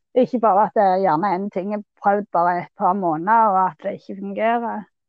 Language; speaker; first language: Norwegian; native; Norwegian